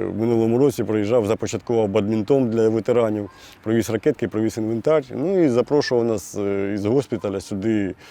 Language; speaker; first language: Ukrainian; native; Ukrainian